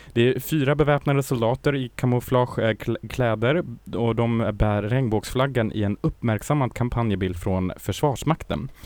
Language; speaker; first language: Swedish; non-native, fluent; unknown